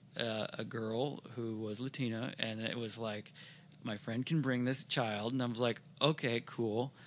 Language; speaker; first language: English; native; English